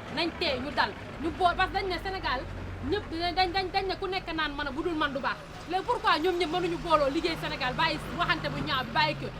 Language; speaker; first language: Wolof; native; Wolof